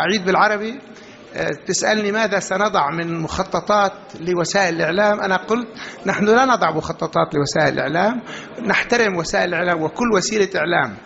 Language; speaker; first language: Arabic; native; Arabic